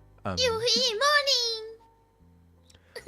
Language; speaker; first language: English; non-native, learner; Min Nan Chinese